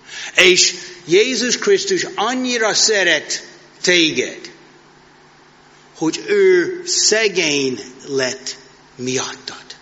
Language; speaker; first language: Hungarian; non-native, fluent; English